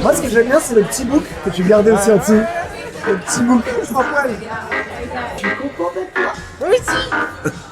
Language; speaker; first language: French; native; French